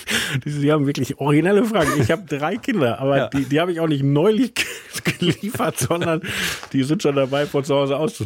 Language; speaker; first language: German; native; German